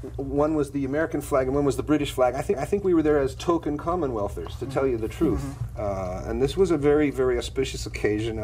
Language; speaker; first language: English; native; English